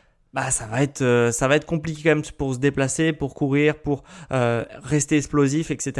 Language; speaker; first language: French; native; French